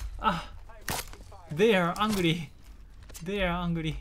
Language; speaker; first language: English; non-native, learner; Japanese